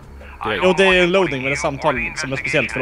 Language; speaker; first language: Swedish; native; Swedish